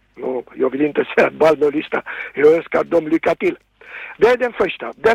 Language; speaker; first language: Swedish; non-native, fluent; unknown